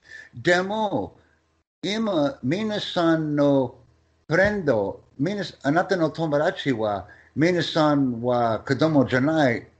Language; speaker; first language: Japanese; non-native, learner; English